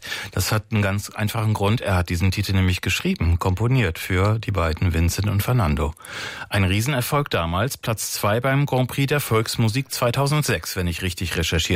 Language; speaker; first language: German; native; German